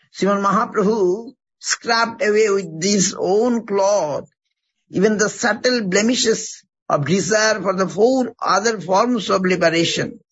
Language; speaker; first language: English; non-native, local second language; Bangla